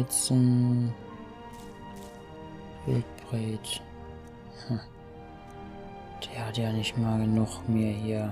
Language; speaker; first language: German; native; German